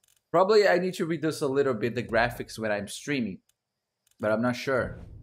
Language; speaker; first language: English; non-native, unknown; Portuguese